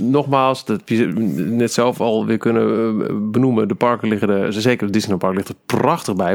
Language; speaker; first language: Dutch; native; Dutch